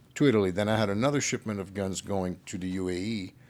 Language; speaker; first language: English; early bilingual, other home language; French